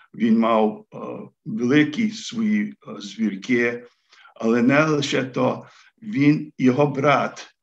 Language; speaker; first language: Ukrainian; early bilingual, heritage; Ukrainian